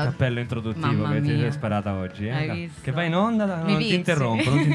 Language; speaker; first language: Italian; native; Italian